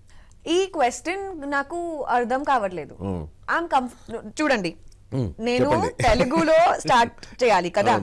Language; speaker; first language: Telugu; non-native, fluent; Hindi